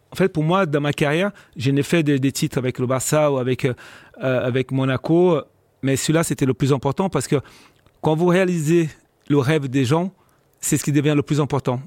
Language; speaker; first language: French; non-native, fluent; Portuguese